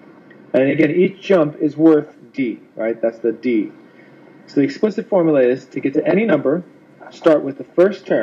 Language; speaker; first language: English; native; English